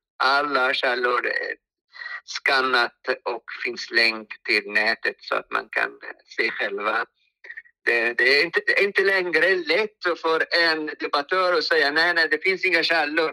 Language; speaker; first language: Swedish; non-native, fluent; Arabic